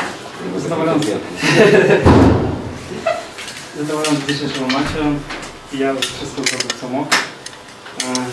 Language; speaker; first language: Polish; non-native, learner; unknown